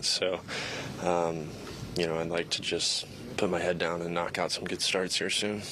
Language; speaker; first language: English; native; English